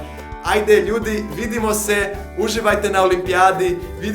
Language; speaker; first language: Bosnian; non-native, fluent; Portuguese